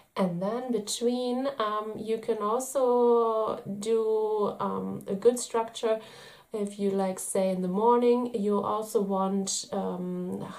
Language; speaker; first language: English; non-native, fluent; German